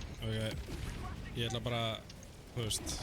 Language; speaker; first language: Icelandic; native; Icelandic